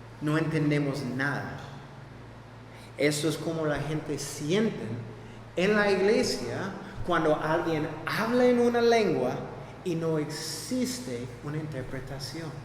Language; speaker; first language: Spanish; non-native, fluent; English